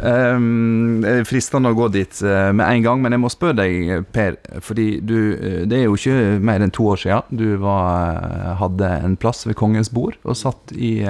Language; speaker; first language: Norwegian; native; Norwegian